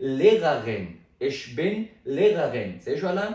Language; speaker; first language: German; non-native, fluent; Pashto